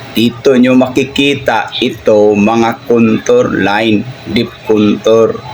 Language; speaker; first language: Filipino; non-native, local second language; Cebuano